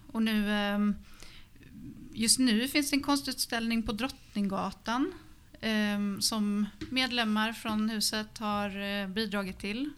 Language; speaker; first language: Swedish; native; Swedish